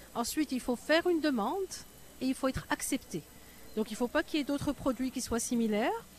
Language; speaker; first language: French; non-native, local second language; Arabic